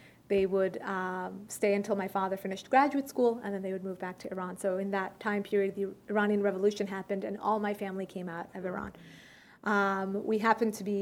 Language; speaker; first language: English; early bilingual, other home language; Persian